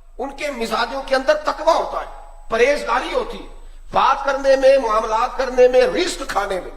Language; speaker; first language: Urdu; non-native, local second language; Punjabi